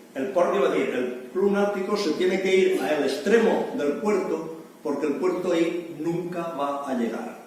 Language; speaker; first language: Spanish; non-native, local second language; Catalan